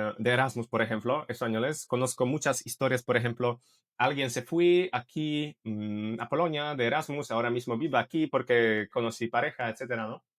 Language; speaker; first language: Spanish; non-native, fluent; Polish